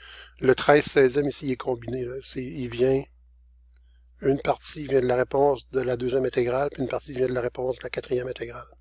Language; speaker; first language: French; native; French